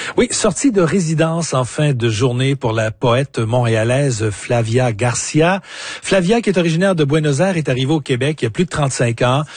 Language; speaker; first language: French; native; French